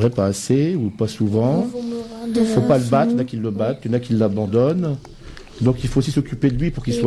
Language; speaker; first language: French; native; French